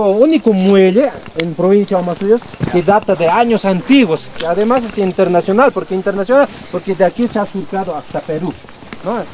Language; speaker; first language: Spanish; non-native, local second language; Aymara